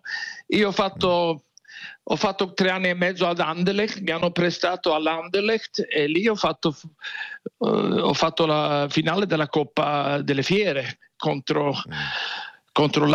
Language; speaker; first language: Italian; non-native, fluent; Swedish